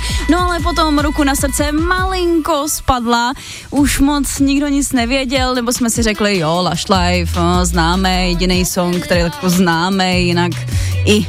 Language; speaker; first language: Czech; native; Czech